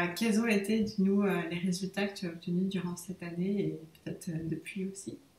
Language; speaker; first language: French; native; French